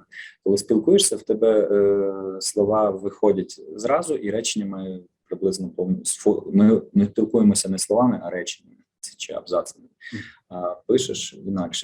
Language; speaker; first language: Ukrainian; native; Ukrainian